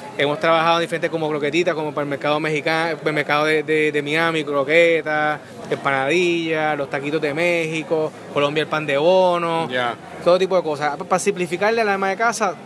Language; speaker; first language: Spanish; native; Spanish